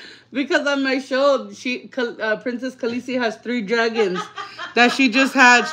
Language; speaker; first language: English; early bilingual, other home language; Spanish